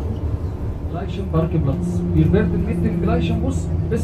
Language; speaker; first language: German; non-native, fluent; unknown